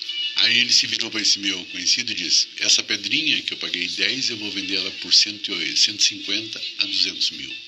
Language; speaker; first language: Portuguese; native; Portuguese